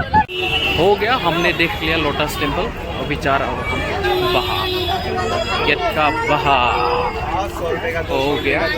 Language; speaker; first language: Hindi; non-native, local second language; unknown